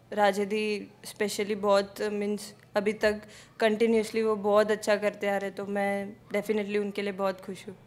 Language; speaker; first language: Hindi; native; Hindi